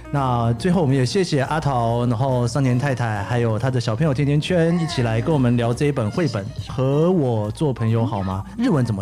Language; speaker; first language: Chinese; native; Chinese